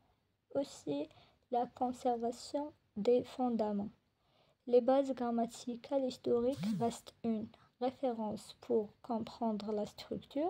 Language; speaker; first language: French; non-native, local second language; Arabic